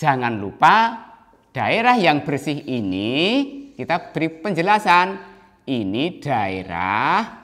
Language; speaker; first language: Indonesian; native; Indonesian